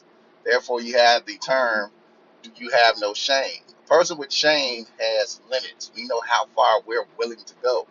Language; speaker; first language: English; native; English